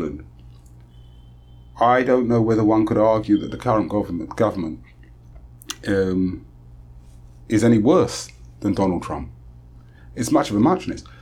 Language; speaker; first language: English; native; English